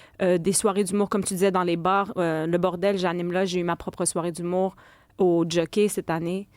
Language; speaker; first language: French; early bilingual, other home language; Arabic